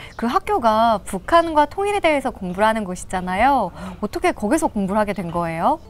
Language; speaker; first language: Korean; native; Korean